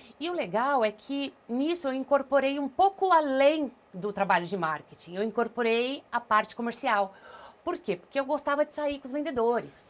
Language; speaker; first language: Portuguese; native; Portuguese